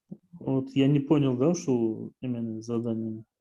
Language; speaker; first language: Russian; non-native, local second language; Kyrgyz